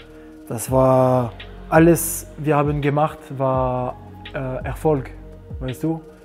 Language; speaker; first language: German; non-native, learner; French